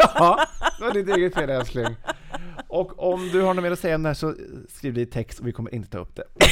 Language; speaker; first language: Swedish; native; Swedish